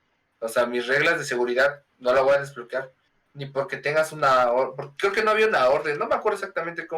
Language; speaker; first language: Spanish; native; Spanish